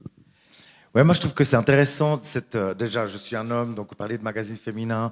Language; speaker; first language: French; native; French